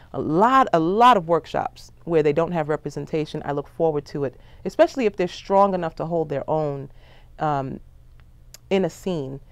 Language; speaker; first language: English; native; English